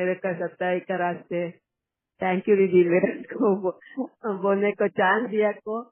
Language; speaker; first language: Hindi; non-native, local second language; Kannada